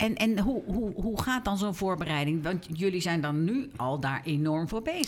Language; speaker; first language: Dutch; native; Dutch